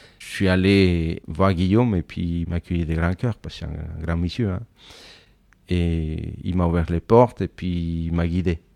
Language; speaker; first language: French; non-native, fluent; Spanish